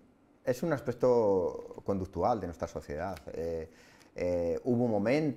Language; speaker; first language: Spanish; native; Spanish